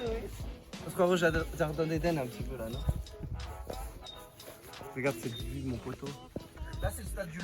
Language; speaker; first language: French; native; French